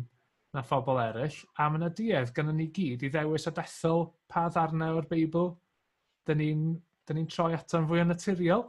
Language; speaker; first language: Welsh; native; Welsh